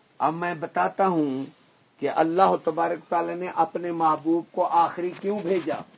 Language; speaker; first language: Urdu; non-native, local second language; Punjabi